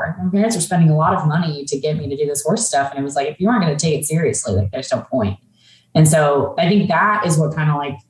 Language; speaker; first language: English; native; English